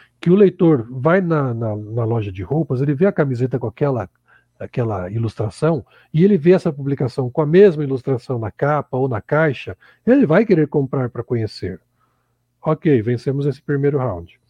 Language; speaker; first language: Portuguese; native; Portuguese